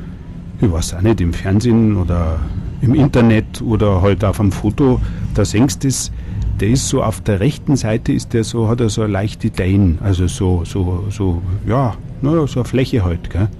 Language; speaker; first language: German; native; German